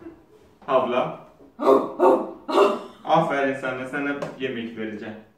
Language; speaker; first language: Turkish; non-native, learner; Azerbaijani